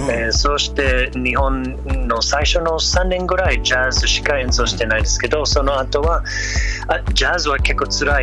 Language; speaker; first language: Japanese; non-native, learner; English